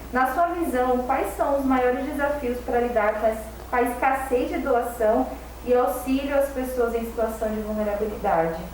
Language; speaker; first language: Portuguese; native; Portuguese